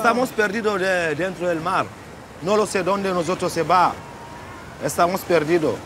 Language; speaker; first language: Spanish; non-native, learner; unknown